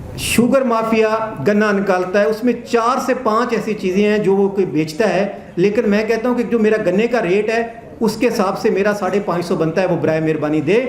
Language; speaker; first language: Urdu; non-native, local second language; Punjabi